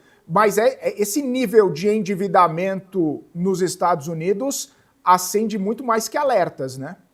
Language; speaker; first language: Portuguese; native; Portuguese